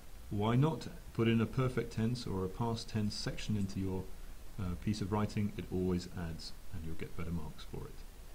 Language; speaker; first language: English; native; English